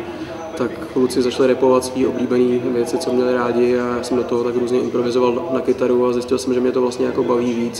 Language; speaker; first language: Czech; native; Czech